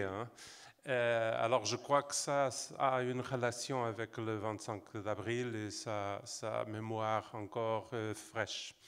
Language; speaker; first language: French; non-native, fluent; Portuguese